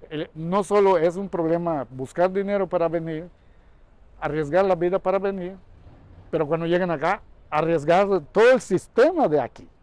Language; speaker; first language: Spanish; non-native, local second language; Yucateco